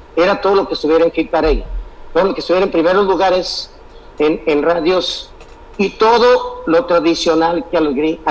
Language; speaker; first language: Spanish; native; Spanish